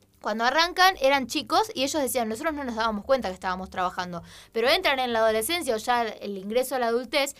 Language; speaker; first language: Spanish; native; Spanish